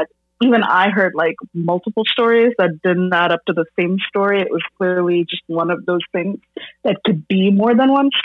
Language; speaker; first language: English; non-native, local second language; Bangla